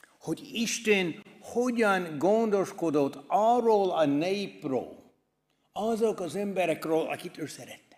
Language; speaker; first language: Hungarian; non-native, fluent; English